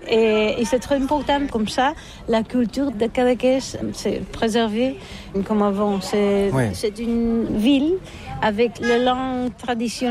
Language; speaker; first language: French; non-native, learner; Catalan